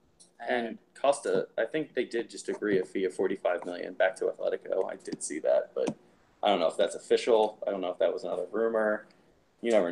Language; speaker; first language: English; native; English